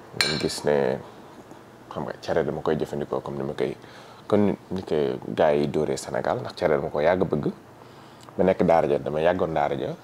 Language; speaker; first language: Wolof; early bilingual, heritage; Wolof